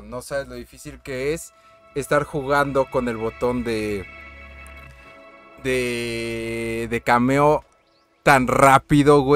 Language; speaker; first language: Spanish; native; Spanish